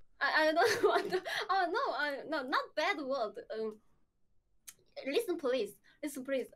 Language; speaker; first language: English; non-native, learner; Korean